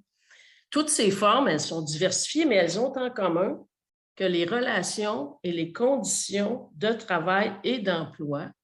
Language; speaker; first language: French; native; French